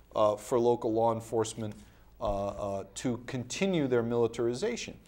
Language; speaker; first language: English; native; English